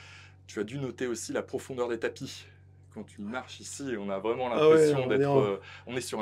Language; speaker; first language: French; native; French